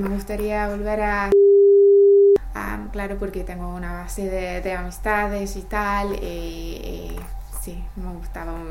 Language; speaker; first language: Spanish; non-native, fluent; English